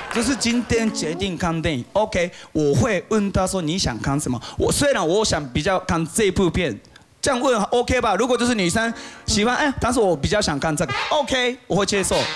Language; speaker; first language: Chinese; non-native, fluent; Japanese